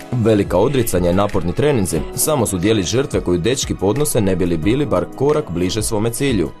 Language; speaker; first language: Croatian; native; Croatian